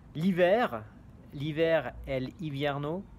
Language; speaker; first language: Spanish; non-native, fluent; French